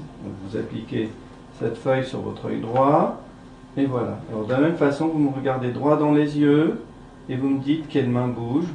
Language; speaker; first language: French; native; French